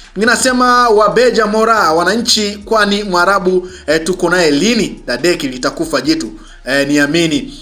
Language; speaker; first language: Swahili; native; Swahili